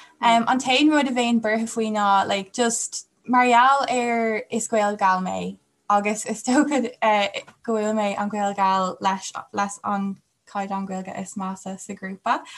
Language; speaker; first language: Irish; non-native, local second language; English